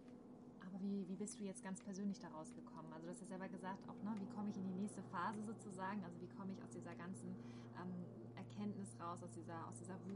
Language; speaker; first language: German; native; German